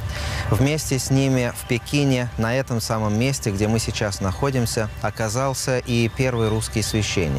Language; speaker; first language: Russian; native; Russian